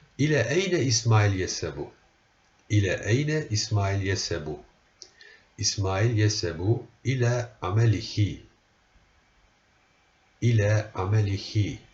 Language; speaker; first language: Arabic; non-native, fluent; Turkish